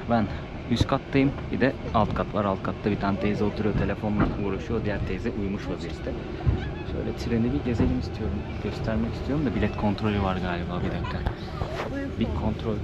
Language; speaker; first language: Turkish; native; Turkish